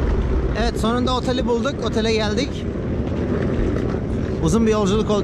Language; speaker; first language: Turkish; native; Turkish